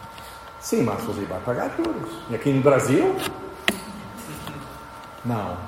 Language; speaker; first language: Portuguese; non-native, fluent; English